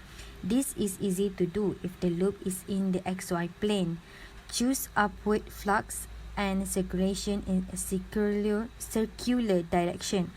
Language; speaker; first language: English; non-native, local second language; Malay